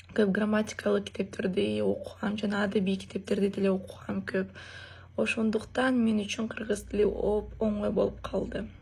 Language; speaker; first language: Kyrgyz; early bilingual, other home language; Russian